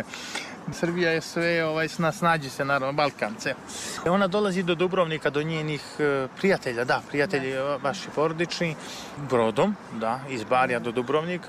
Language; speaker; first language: Serbian; native; Serbian